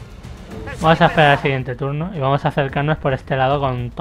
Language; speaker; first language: Spanish; native; Spanish